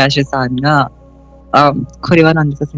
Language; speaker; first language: Japanese; non-native, learner; Hindi